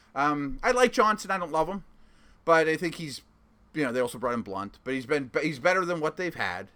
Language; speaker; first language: English; native; English